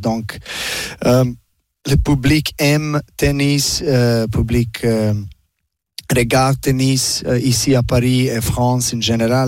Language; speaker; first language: French; non-native, learner; Serbian